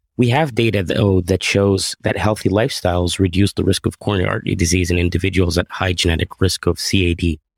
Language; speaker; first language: English; non-native, fluent; Arabic